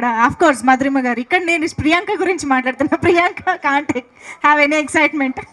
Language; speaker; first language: Telugu; native; Telugu